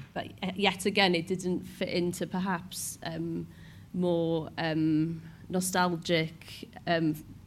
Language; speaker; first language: English; non-native, local second language; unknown